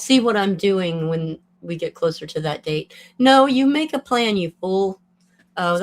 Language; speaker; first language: English; native; English